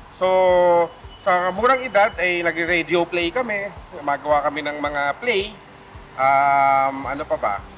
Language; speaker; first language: Filipino; non-native, local second language; Cebuano